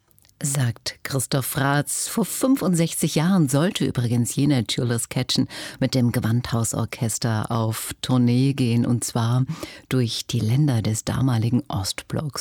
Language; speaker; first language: German; native; German